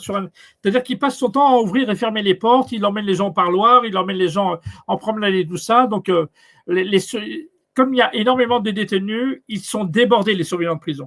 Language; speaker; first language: French; native; French